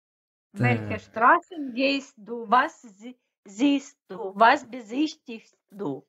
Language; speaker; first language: German; non-native, fluent; Russian